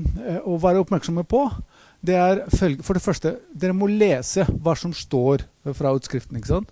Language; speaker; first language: Norwegian; non-native, fluent; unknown